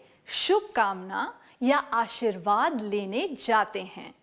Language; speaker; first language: Hindi; native; Hindi